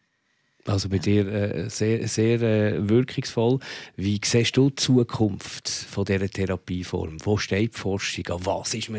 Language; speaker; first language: German; native; German